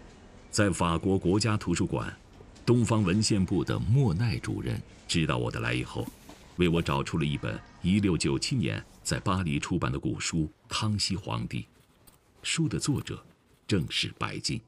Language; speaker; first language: Chinese; native; Chinese